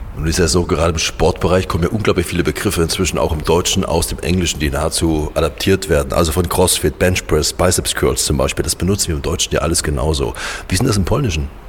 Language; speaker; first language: German; native; German